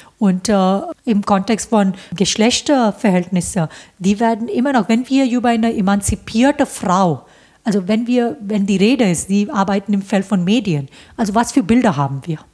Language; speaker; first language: German; non-native, fluent; Hindi